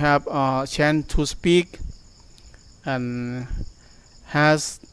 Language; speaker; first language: English; non-native, learner; Thai